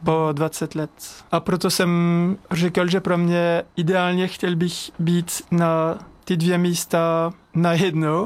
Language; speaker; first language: Czech; non-native, fluent; French